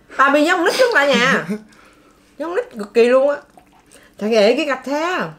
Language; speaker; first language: Vietnamese; native; Vietnamese